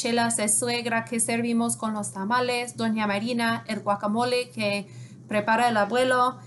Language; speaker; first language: Spanish; non-native, fluent; English